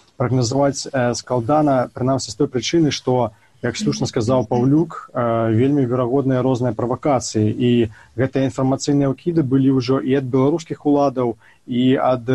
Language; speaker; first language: Belarusian; native; Belarusian